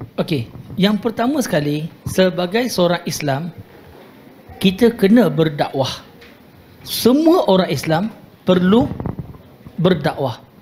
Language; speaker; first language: Malay; non-native, local second language; Tamil